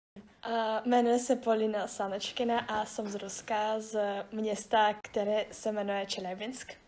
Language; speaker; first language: Czech; early bilingual, other home language; Russian